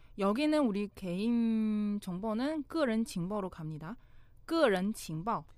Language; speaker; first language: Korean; non-native, fluent; Chinese